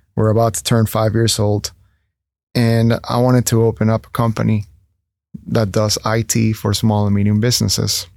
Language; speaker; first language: English; non-native, fluent; Spanish